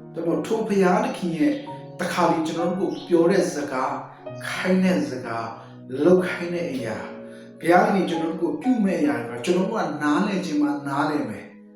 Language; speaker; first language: Burmese; non-native, local second language; Kachin